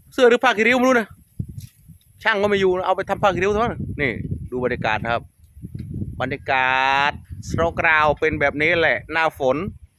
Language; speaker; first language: Thai; non-native, local second language; Northeastern Thai